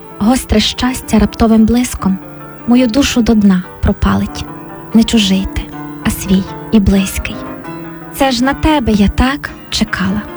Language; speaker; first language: Ukrainian; native; Ukrainian